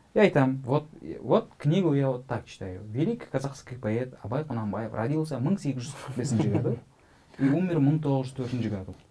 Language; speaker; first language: Russian; non-native, local second language; Kazakh